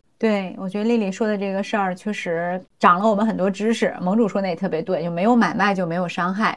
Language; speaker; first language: Chinese; native; Chinese